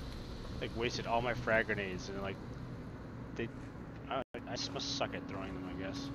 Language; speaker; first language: English; native; English